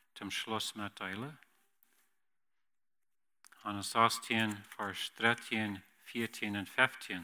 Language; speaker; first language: German; non-native, learner; Plautdietsch